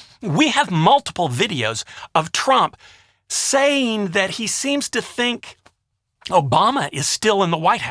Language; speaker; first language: English; native; English